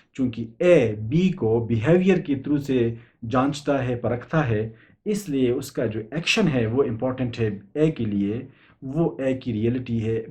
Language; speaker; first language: Urdu; non-native, local second language; Pashto